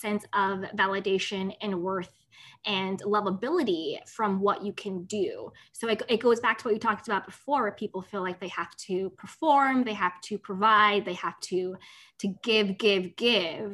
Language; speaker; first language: English; native; English